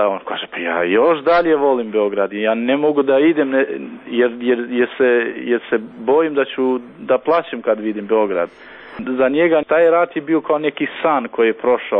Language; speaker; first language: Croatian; non-native, local second language; Albanian